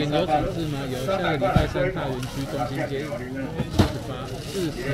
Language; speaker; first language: Chinese; native; Chinese